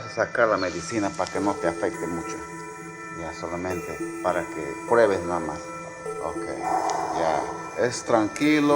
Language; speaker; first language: Spanish; native; Spanish